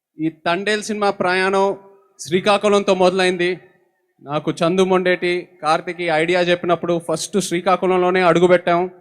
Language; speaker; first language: Telugu; native; Telugu